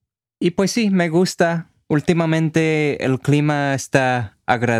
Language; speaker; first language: Spanish; non-native, fluent; English